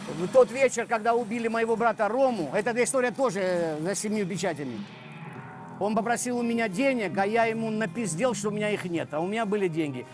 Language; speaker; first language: Russian; non-native, local second language; Georgian